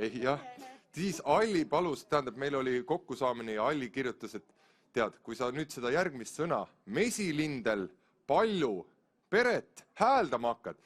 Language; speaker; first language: Estonian; native; Estonian